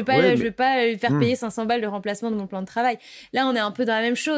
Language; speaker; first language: French; native; French